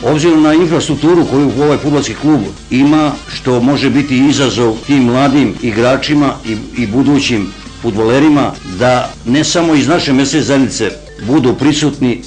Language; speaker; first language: Croatian; native; Croatian